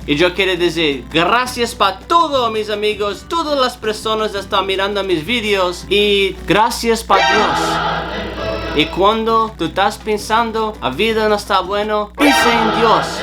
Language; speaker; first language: Spanish; non-native, learner; English